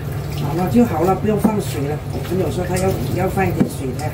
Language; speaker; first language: Chinese; non-native, local second language; Cantonese